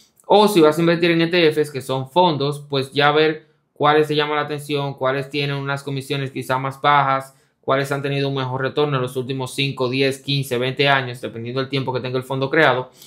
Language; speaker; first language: Spanish; native; Spanish